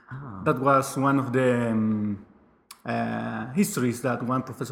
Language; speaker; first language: English; non-native, fluent; Spanish